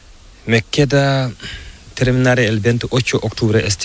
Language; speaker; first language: Spanish; non-native, learner; Fula